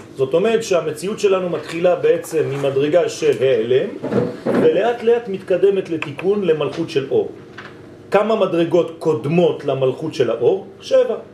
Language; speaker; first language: Hebrew; non-native, fluent; French